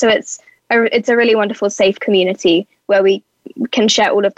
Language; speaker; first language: English; native; English